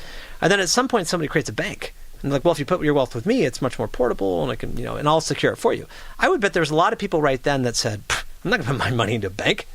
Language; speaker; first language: English; native; English